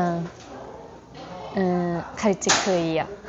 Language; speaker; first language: Korean; non-native, learner; Japanese